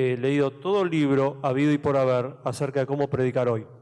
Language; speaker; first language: Spanish; native; Spanish